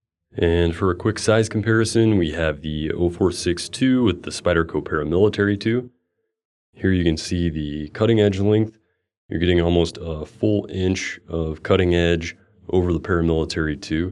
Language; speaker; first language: English; native; English